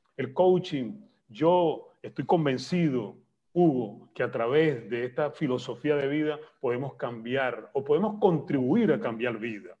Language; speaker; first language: Spanish; native; Spanish